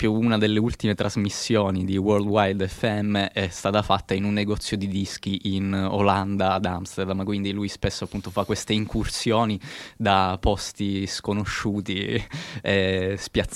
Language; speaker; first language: Italian; native; Italian